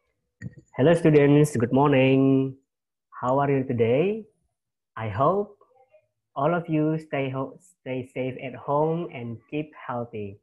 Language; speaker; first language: English; non-native, fluent; Indonesian